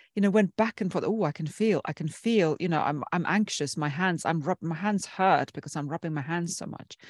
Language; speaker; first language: English; non-native, fluent; Finnish